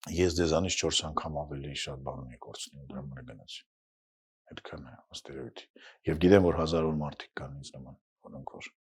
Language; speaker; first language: Armenian; non-native, fluent; Russian